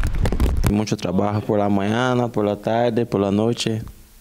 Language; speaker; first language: Spanish; non-native, fluent; Portuguese